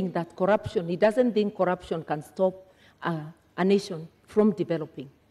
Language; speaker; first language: English; non-native, local second language; Kikuyu